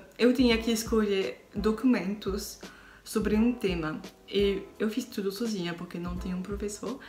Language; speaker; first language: Portuguese; non-native, learner; French